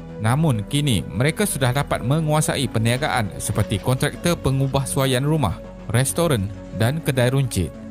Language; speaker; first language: Malay; native; Malay